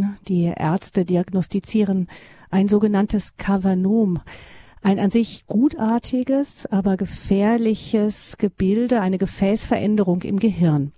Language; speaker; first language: German; native; German